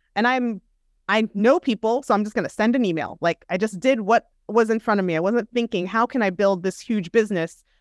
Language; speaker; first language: English; native; English